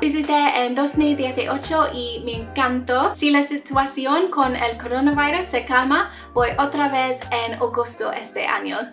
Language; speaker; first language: Spanish; non-native, learner; English